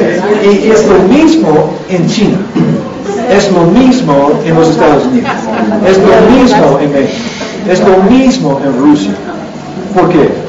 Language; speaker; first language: Spanish; non-native, learner; English